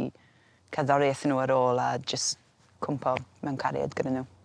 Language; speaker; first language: Welsh; native; Welsh